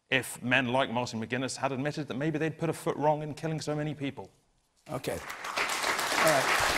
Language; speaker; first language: English; native; English